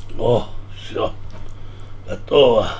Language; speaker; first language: Russian; non-native, local second language; Georgian